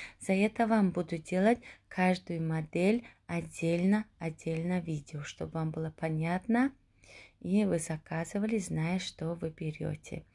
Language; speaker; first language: Russian; non-native, local second language; Tajik